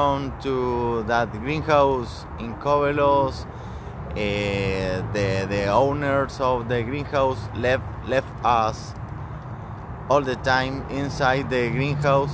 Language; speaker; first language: English; non-native, learner; Spanish